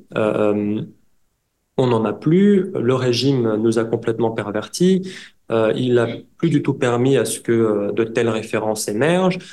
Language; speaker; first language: French; native; French